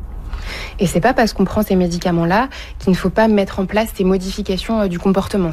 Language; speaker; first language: French; native; French